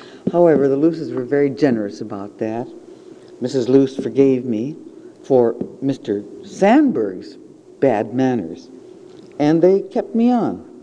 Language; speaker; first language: English; native; English